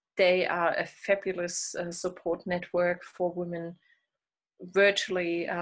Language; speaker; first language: English; non-native, fluent; German